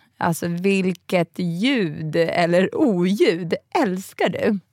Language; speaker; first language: Swedish; native; Swedish